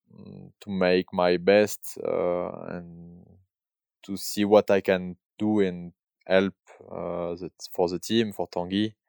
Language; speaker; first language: English; non-native, learner; French